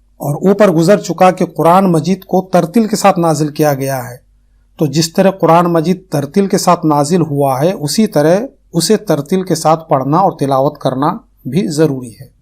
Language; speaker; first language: Urdu; native; Urdu